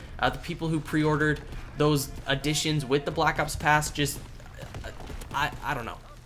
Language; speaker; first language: English; native; English